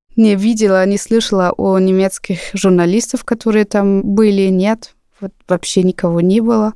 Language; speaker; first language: Russian; non-native, fluent; German